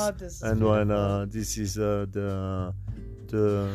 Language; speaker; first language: English; non-native, learner; French